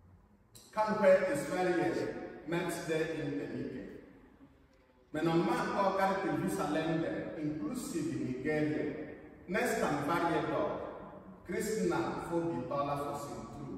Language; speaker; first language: Swedish; non-native, fluent; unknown